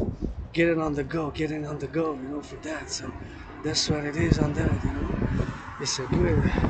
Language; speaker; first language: English; non-native, local second language; French